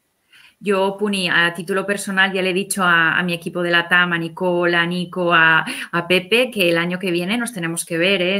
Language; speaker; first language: Spanish; native; Spanish